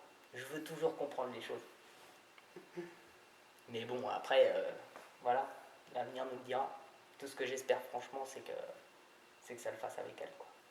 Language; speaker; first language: French; native; French